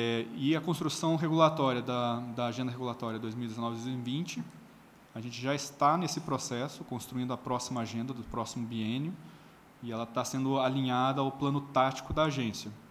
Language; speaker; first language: Portuguese; native; Portuguese